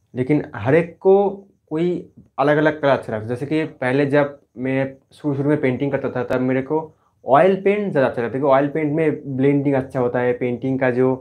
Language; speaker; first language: Hindi; non-native, local second language; Bangla